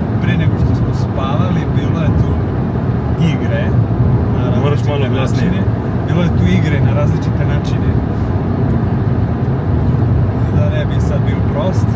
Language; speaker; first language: Serbian; native; Serbian